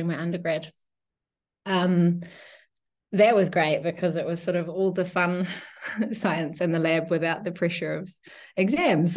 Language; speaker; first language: English; native; English